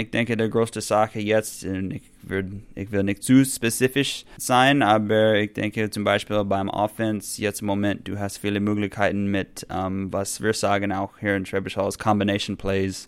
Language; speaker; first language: German; non-native, fluent; English